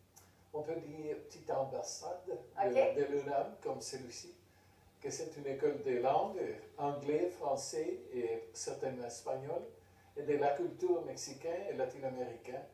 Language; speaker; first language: French; non-native, fluent; Spanish